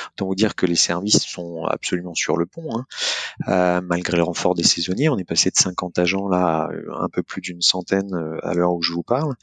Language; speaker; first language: French; native; French